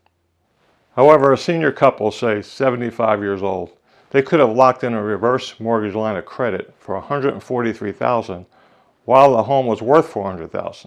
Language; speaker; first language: English; native; English